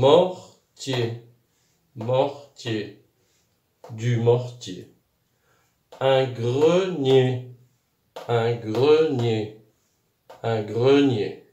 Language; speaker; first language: French; non-native, local second language; Arabic